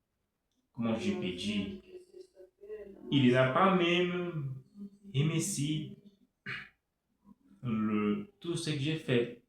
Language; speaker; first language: French; non-native, fluent; Portuguese